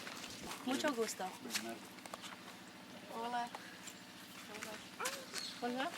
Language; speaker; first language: Spanish; non-native, learner; English